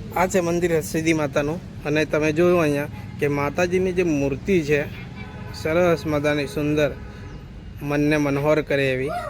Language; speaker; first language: Gujarati; native; Gujarati